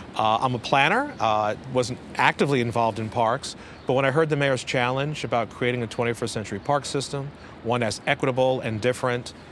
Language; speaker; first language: English; native; English